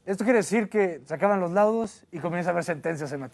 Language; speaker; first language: Spanish; native; Spanish